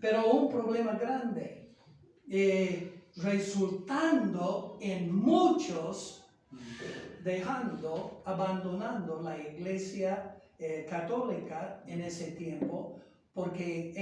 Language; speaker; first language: Spanish; non-native, fluent; English